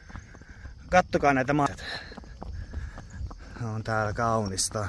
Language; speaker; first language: Finnish; native; Finnish